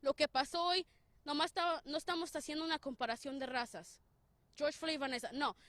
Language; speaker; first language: Spanish; early bilingual, heritage; Spanish